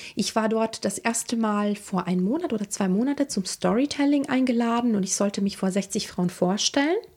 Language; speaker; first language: German; non-native, fluent; Italian